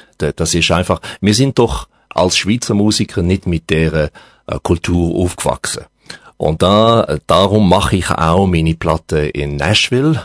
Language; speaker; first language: German; non-native, local second language; French